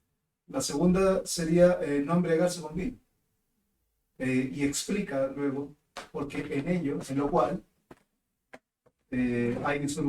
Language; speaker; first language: Spanish; native; Spanish